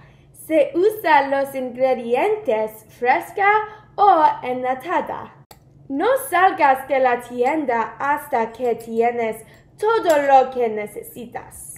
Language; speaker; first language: Spanish; non-native, learner; English